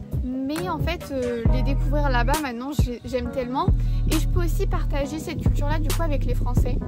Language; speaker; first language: French; native; French